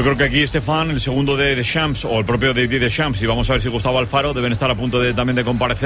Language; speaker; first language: Spanish; native; Spanish